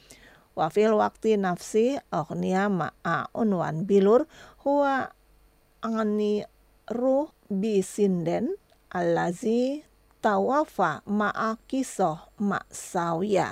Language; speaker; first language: Arabic; non-native, fluent; Indonesian